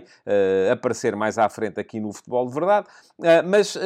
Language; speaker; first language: Portuguese; native; Portuguese